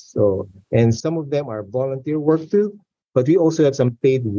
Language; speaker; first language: English; non-native, local second language; Filipino